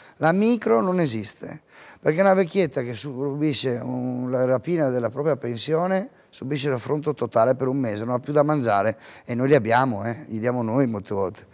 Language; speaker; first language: Italian; native; Italian